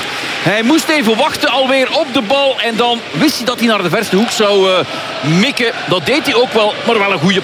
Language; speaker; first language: Dutch; native; Dutch